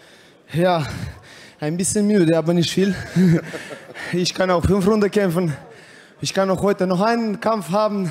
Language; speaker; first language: German; non-native, fluent; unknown